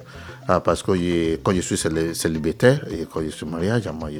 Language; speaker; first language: French; non-native, learner; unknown